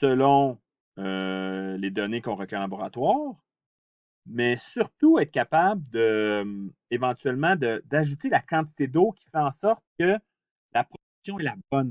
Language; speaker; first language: French; native; French